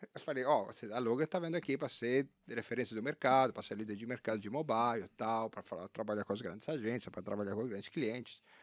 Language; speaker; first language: Portuguese; non-native, fluent; Italian